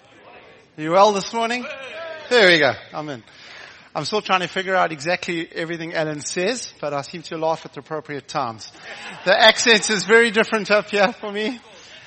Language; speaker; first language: English; native; English